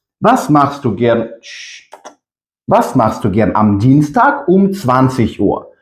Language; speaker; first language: German; non-native, fluent; Ukrainian